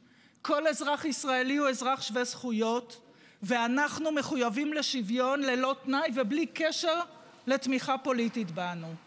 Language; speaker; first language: Hebrew; native; Hebrew